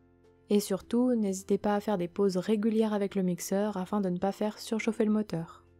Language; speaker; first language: French; native; French